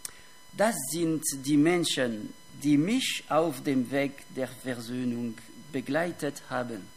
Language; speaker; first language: German; non-native, fluent; French